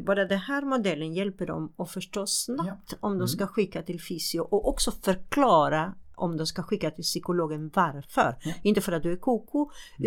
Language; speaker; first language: Swedish; non-native, fluent; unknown